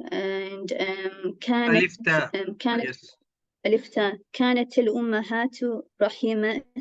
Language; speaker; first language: Arabic; non-native, learner; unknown